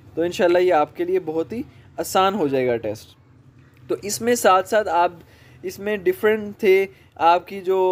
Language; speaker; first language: Urdu; non-native, local second language; Punjabi